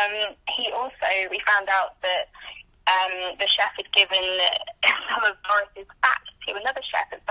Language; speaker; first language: English; native; English